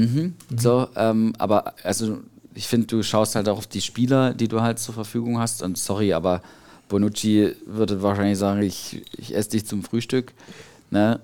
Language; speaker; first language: German; native; German